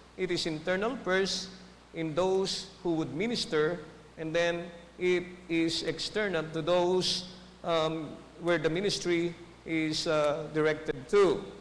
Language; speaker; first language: English; non-native, local second language; Filipino